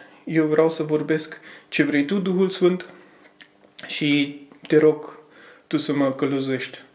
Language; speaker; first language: Romanian; early bilingual, heritage; Romanian